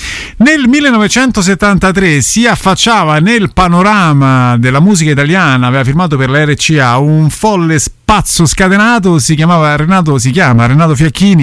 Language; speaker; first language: Italian; native; Italian